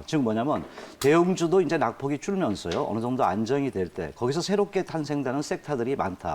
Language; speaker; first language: Korean; native; Korean